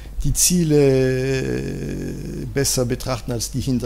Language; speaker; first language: German; non-native, fluent; French